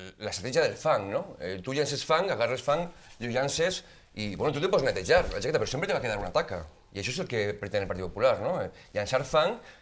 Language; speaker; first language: Catalan; native; Catalan